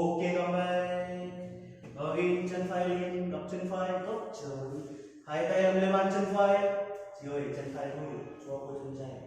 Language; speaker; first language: Vietnamese; non-native, learner; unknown